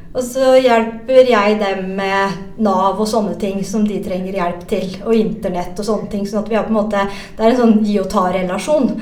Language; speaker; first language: Norwegian; native; Norwegian